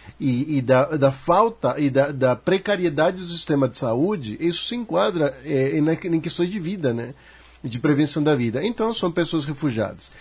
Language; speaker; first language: Portuguese; non-native, fluent; Spanish